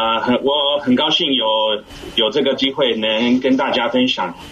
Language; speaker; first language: Chinese; early bilingual, heritage; English